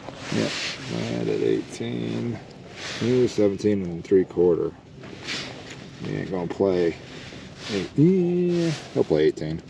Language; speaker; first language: English; native; English